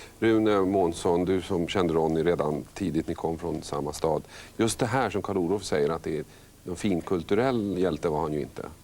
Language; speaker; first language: Swedish; native; Swedish